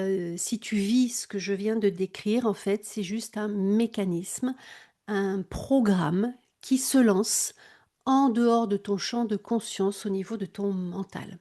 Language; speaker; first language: French; native; French